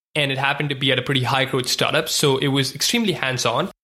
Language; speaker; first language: English; non-native, local second language; Hindi